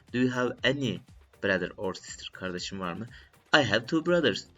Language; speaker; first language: English; non-native, learner; Turkish